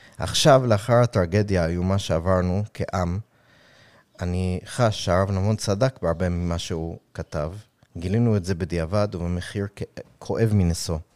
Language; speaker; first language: Hebrew; early bilingual, other home language; English